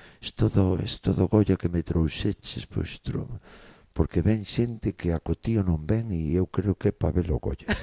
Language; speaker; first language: Galician; native; Galician